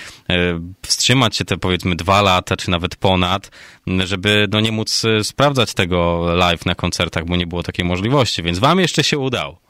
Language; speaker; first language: Polish; native; Polish